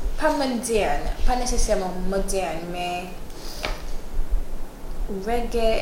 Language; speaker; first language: French; non-native, learner; English